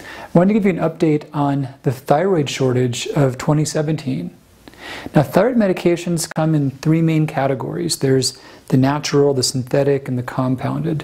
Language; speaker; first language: English; native; English